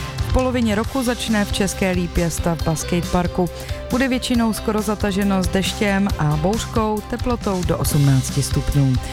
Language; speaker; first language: Czech; native; Czech